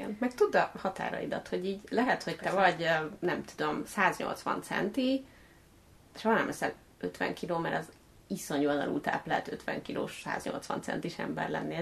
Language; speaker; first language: Hungarian; native; Hungarian